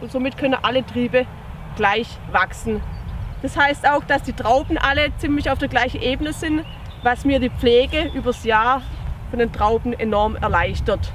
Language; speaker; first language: German; native; German